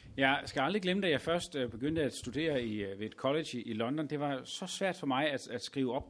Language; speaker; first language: Danish; native; Danish